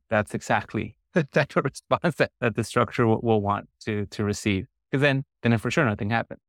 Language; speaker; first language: English; early bilingual, other home language; Spanish